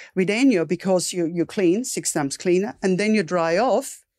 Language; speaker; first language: English; non-native, fluent; German